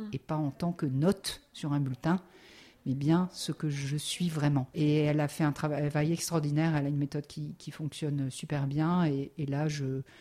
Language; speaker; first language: French; native; French